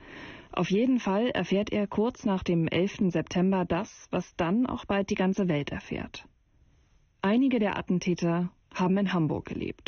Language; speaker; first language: German; native; German